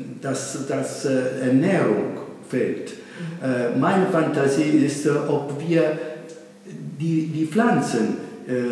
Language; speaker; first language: German; non-native, learner; Italian